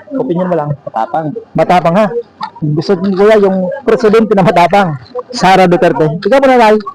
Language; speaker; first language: Filipino; non-native, local second language; Bikol